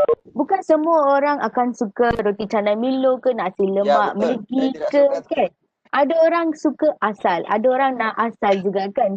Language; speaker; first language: Malay; native; Malay